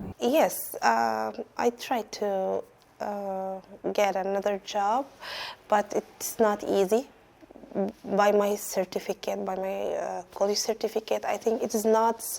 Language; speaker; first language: English; non-native, fluent; Arabic